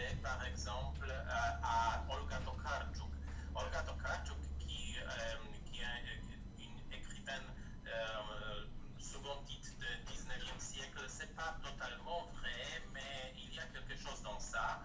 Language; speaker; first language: French; non-native, fluent; Polish